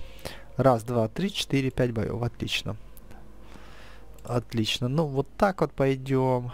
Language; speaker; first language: Russian; native; Russian